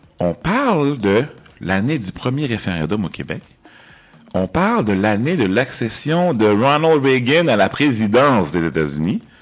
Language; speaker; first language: French; native; French